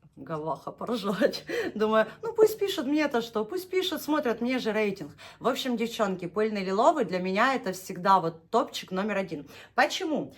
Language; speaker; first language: Russian; native; Russian